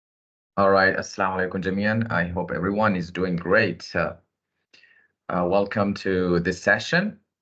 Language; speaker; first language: English; non-native, fluent; Arabic